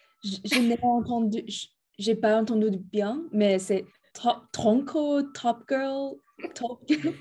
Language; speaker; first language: French; non-native, learner; Spanish